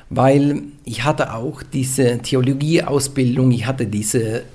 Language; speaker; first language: German; non-native, fluent; Norwegian